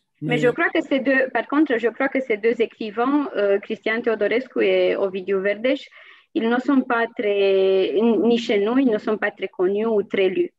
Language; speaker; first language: French; non-native, fluent; Romanian